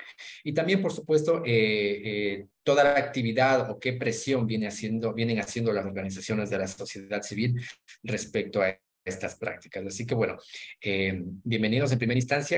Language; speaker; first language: Spanish; native; Spanish